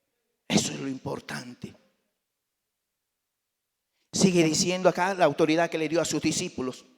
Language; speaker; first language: Spanish; native; Spanish